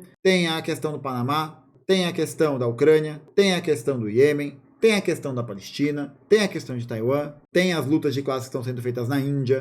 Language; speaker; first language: Portuguese; native; Portuguese